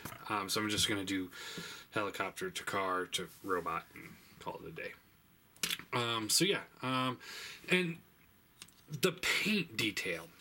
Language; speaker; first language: English; native; English